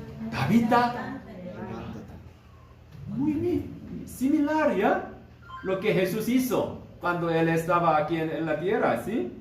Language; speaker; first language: Spanish; non-native, learner; Korean